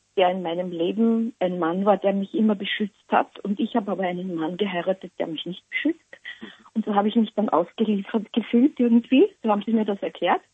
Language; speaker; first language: German; native; German